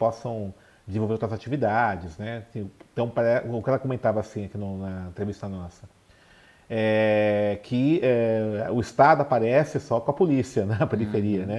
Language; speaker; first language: Portuguese; native; Portuguese